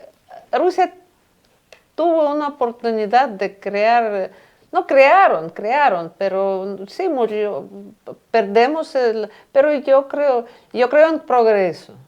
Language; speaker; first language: Spanish; non-native, fluent; Russian